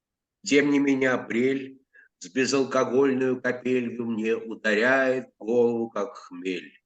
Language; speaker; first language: Russian; native; Russian